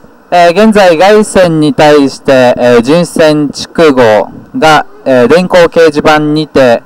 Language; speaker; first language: Japanese; native; Japanese